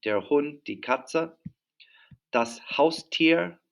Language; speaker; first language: German; non-native, fluent; English